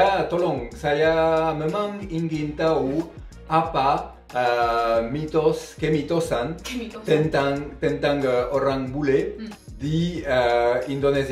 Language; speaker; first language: Indonesian; non-native, fluent; French